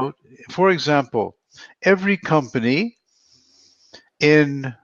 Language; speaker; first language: English; non-native, fluent; Spanish